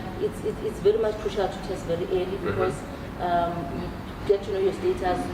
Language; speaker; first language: English; non-native, local second language; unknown